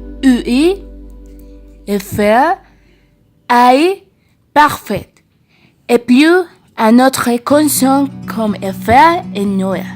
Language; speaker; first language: French; non-native, learner; Spanish